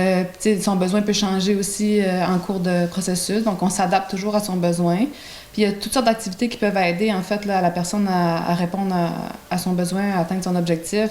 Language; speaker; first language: French; native; French